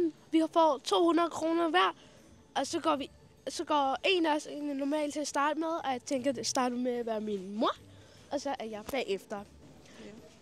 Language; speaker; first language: Danish; early bilingual, other home language; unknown